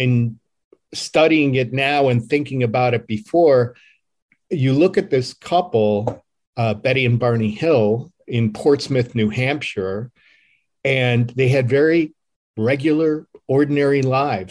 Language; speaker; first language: English; native; English